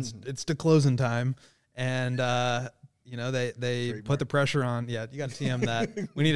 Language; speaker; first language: English; native; English